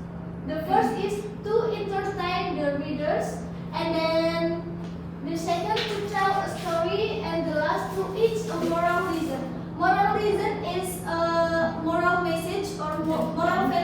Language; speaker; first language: English; non-native, learner; Indonesian